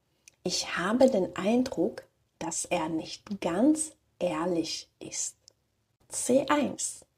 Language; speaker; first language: German; non-native, fluent; Slovak